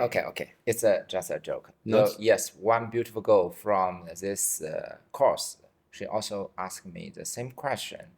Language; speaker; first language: English; non-native, fluent; Chinese